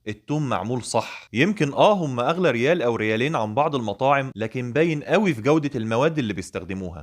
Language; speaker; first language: Arabic; native; Arabic